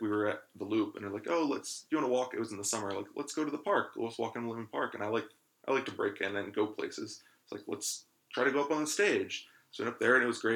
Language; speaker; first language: English; native; English